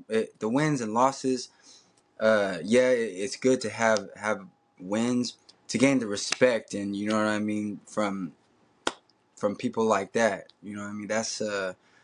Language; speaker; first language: English; native; English